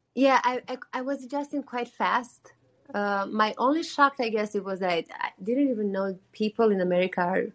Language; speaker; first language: English; non-native, fluent; Romanian